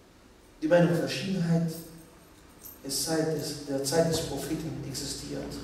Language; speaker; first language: German; non-native, fluent; Arabic